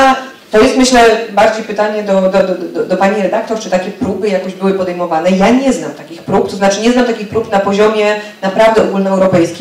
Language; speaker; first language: Polish; native; Polish